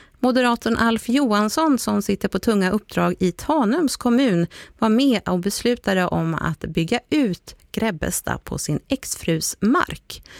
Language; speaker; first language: Swedish; native; Swedish